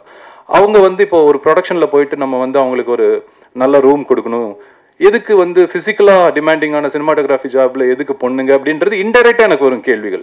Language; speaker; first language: Tamil; native; Tamil